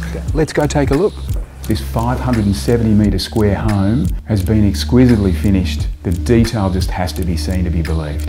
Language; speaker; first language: English; native; English